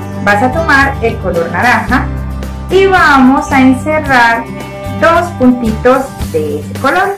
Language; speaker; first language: Spanish; native; Spanish